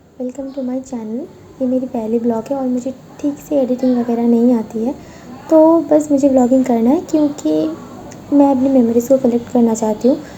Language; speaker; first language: Hindi; non-native, local second language; Bangla